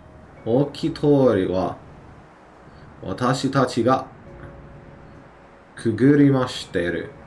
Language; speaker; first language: Japanese; non-native, learner; English